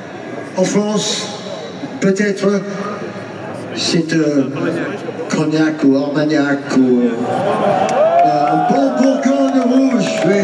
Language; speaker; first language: French; non-native, learner; English